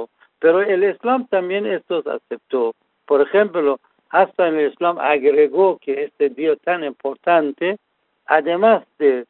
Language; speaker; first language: Spanish; non-native, fluent; Persian